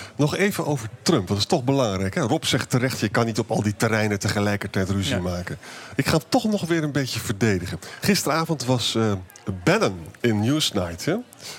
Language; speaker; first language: Dutch; native; Dutch